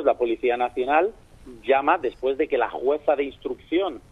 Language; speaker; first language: Spanish; native; Spanish